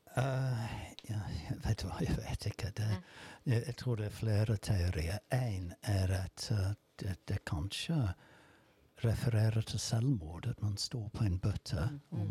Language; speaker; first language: Norwegian; non-native, fluent; English